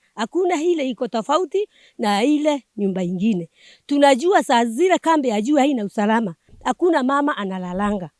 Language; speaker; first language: Swahili; non-native, local second language; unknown